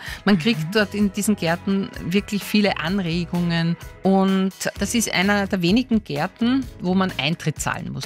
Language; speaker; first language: German; native; German